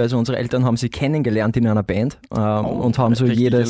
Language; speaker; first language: German; native; German